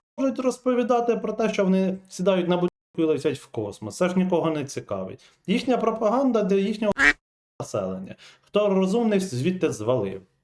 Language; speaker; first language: Ukrainian; native; Ukrainian